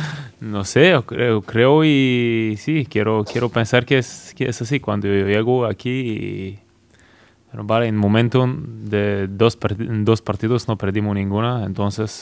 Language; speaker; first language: Spanish; non-native, learner; Bulgarian